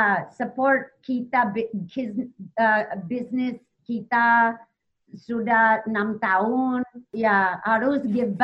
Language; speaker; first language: Indonesian; non-native, learner; English